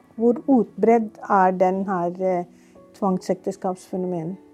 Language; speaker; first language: Norwegian; non-native, fluent; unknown